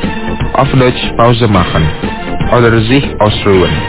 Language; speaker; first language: German; non-native, fluent; Indonesian